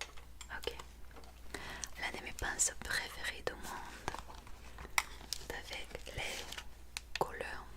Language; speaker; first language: French; non-native, learner; English